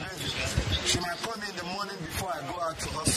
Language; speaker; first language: English; non-native, local second language; Igbo